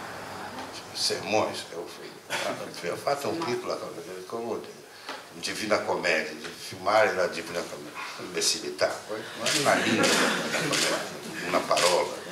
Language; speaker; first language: Italian; non-native, learner; Portuguese